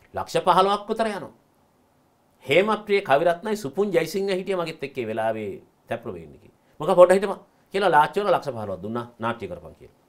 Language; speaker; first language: Sinhala; native; Sinhala